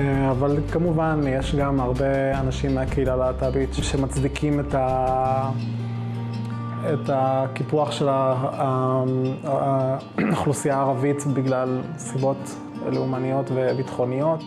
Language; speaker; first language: Hebrew; non-native, local second language; Arabic